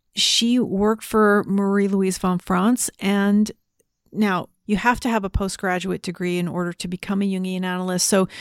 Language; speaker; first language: English; native; English